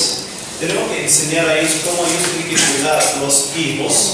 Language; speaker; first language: Spanish; non-native, fluent; Arabic